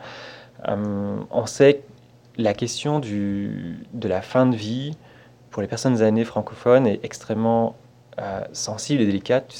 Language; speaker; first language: French; native; French